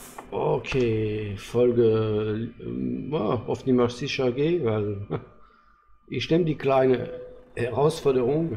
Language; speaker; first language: German; non-native, fluent; French